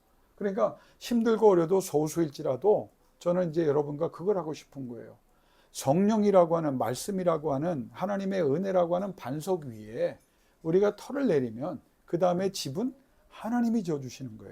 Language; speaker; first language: Korean; native; Korean